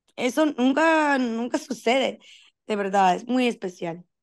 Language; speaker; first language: Spanish; early bilingual, heritage; Spanish